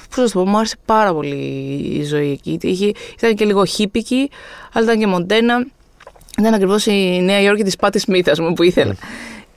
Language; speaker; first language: Greek; native; Greek